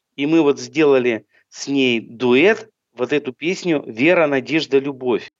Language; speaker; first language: Russian; native; Russian